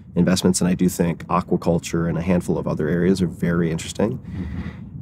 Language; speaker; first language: English; native; English